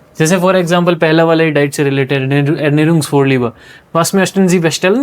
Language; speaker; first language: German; non-native, fluent; Hindi